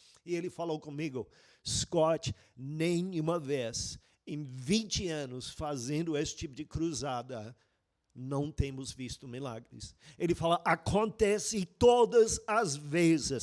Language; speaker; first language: Portuguese; non-native, fluent; English